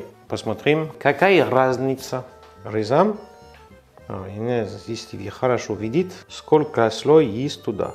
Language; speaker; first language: Russian; non-native, learner; French